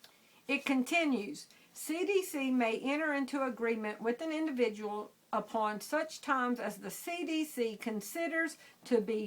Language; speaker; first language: English; native; English